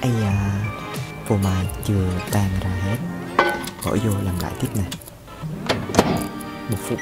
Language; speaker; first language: Vietnamese; native; Vietnamese